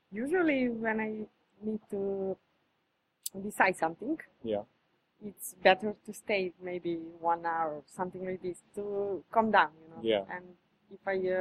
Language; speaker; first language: English; non-native, fluent; Serbian